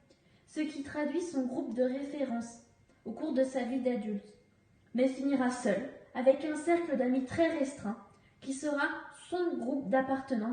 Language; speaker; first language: French; native; French